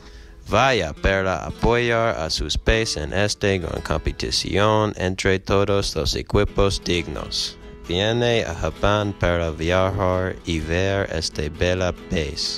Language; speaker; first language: Spanish; non-native, learner; English